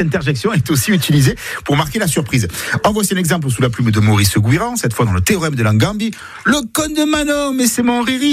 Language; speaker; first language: French; native; French